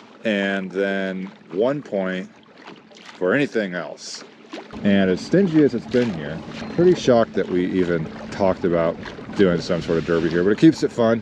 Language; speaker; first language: English; native; English